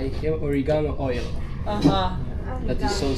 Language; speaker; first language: English; non-native, learner; Serbian